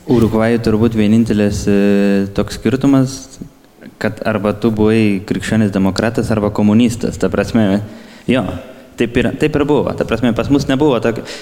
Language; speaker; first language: Lithuanian; early bilingual, heritage; Lithuanian